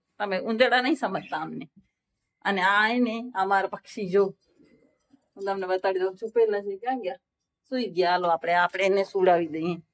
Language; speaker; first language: Gujarati; non-native, local second language; Kachhi